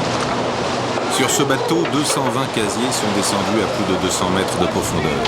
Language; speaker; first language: French; native; French